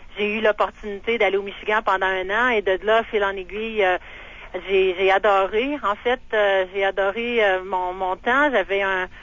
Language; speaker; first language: French; native; French